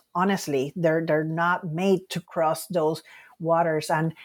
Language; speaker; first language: English; non-native, fluent; Spanish